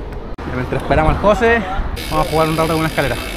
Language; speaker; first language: Spanish; native; Spanish